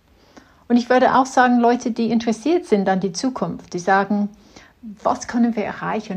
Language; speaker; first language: German; non-native, fluent; English